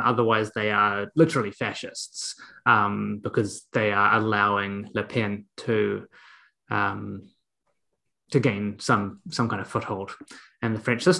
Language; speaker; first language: English; native; English